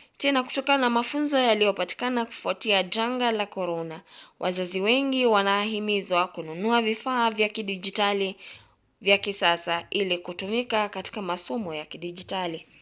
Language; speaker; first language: Swahili; non-native, local second language; Gusii